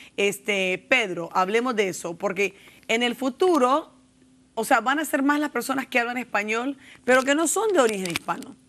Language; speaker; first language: Spanish; early bilingual, heritage; Spanish